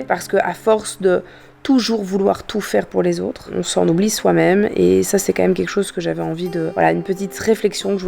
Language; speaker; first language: French; native; French